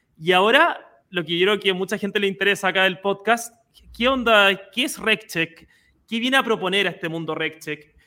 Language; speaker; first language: Spanish; native; Spanish